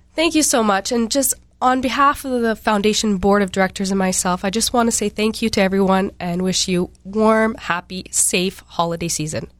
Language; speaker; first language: English; native; English